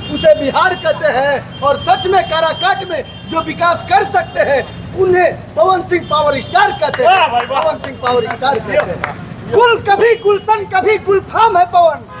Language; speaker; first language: Hindi; non-native, local second language; Bhojpuri